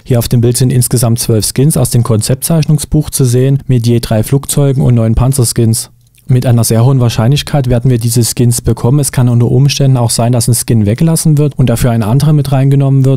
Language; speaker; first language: German; native; German